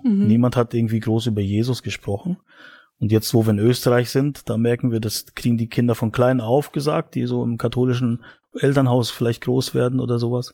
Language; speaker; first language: German; native; German